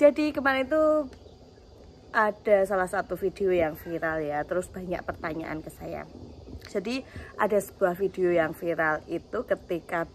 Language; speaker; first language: Indonesian; native; Indonesian